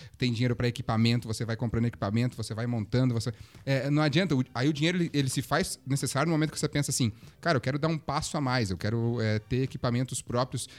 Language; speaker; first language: Portuguese; native; Portuguese